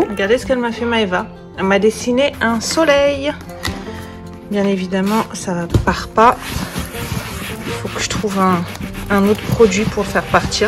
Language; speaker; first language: French; native; French